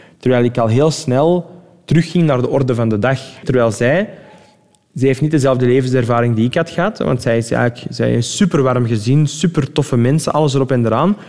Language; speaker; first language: Dutch; early bilingual, other home language; Arabic